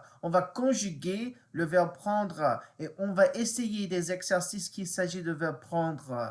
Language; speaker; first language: French; non-native, learner; English